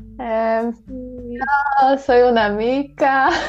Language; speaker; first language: Spanish; non-native, learner; Polish